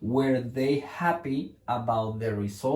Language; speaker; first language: English; non-native, fluent; Spanish